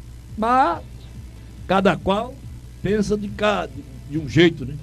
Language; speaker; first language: Portuguese; native; Portuguese